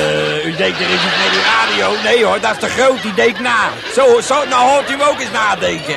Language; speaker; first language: Dutch; native; Dutch